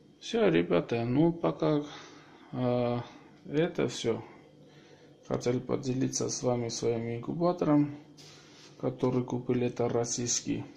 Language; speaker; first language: Russian; non-native, local second language; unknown